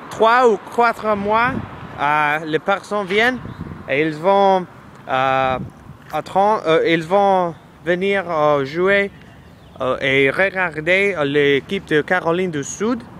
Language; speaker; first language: French; non-native, learner; English